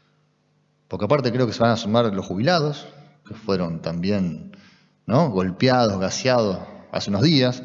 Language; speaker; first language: Spanish; native; Spanish